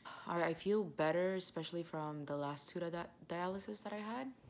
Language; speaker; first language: English; native; English